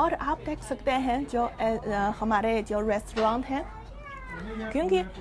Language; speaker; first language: Hindi; non-native, fluent; Chinese